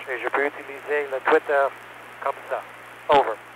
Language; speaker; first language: French; non-native, learner; English